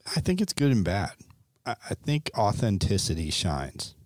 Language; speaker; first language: English; native; English